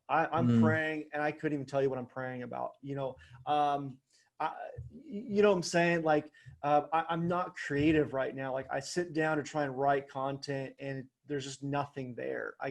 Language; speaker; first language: English; native; English